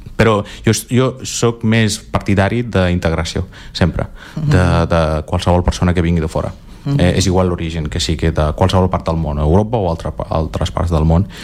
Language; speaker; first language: Catalan; early bilingual, other home language; Azerbaijani